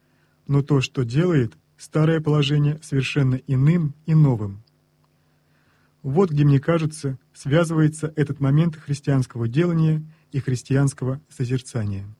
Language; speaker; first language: Russian; native; Russian